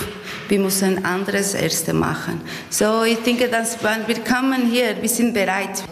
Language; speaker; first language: German; non-native, learner; Portuguese